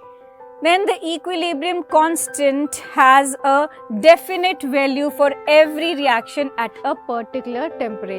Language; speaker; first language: English; non-native, local second language; Hindi